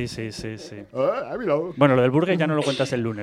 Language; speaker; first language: Spanish; native; Spanish